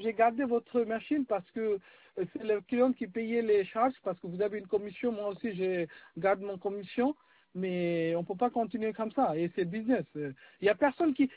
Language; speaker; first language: French; non-native, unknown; Bangla